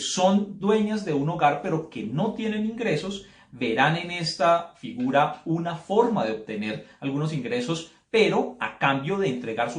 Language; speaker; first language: Spanish; native; Spanish